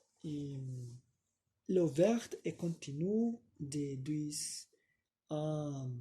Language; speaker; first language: French; non-native, learner; Spanish